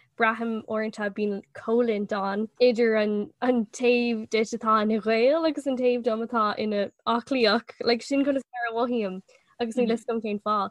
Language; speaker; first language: Irish; non-native, local second language; English